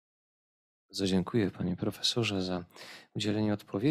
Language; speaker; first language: Polish; native; Polish